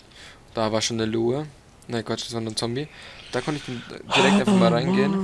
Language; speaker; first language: German; native; German